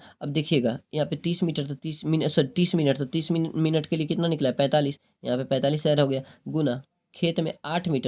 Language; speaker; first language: Hindi; native; Hindi